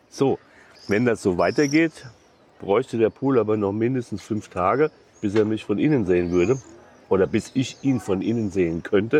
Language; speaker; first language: German; native; German